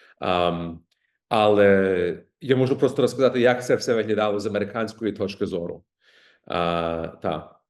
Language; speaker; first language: Ukrainian; early bilingual, heritage; Ukrainian